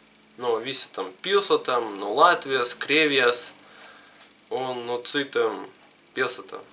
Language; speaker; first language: Latvian; non-native, learner; Russian